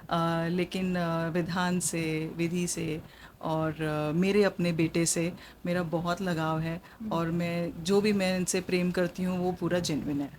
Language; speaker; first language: Hindi; native; Hindi